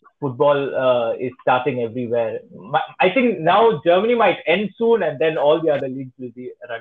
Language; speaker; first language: English; non-native, local second language; Malayalam